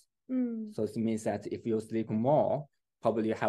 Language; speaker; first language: English; non-native, fluent; Chinese